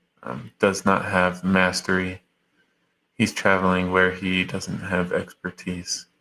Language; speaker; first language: English; native; English